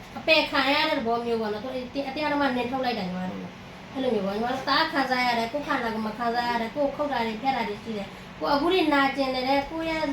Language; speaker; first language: Burmese; non-native, local second language; Rohingya